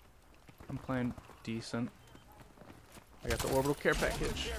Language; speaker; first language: English; native; English